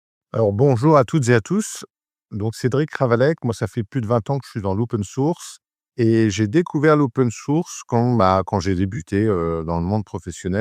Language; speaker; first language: French; native; French